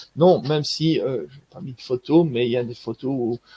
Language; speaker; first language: French; native; French